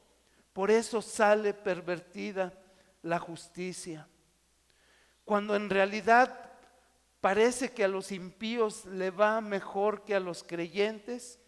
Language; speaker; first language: Spanish; native; Spanish